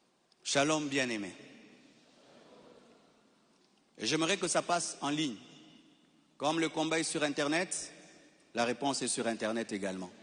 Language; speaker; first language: French; non-native, local second language; Lingala